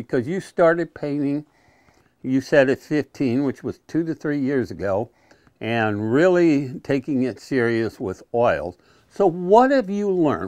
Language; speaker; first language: English; native; English